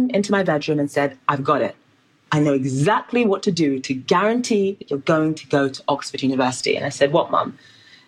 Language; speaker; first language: English; native; English